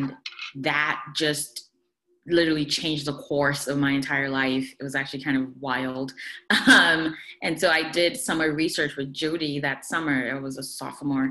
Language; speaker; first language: English; non-native, local second language; Akan